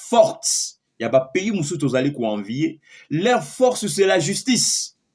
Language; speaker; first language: French; non-native, local second language; Lingala